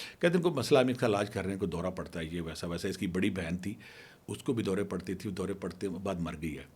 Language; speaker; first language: Urdu; non-native, local second language; Punjabi